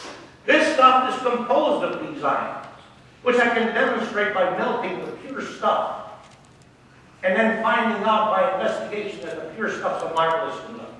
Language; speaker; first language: English; native; English